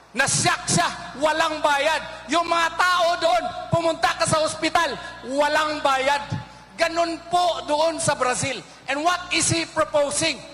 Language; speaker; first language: Filipino; non-native, local second language; Cebuano